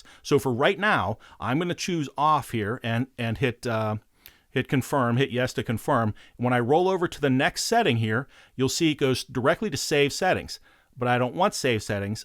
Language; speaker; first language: English; native; English